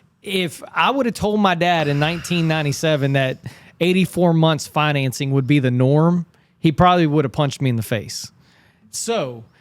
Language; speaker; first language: English; native; English